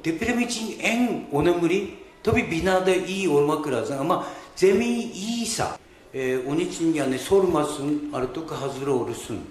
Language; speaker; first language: Turkish; non-native, learner; Japanese